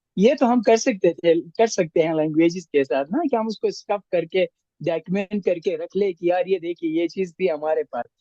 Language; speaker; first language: Urdu; non-native, local second language; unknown